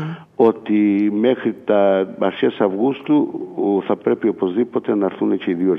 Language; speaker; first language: Greek; native; Greek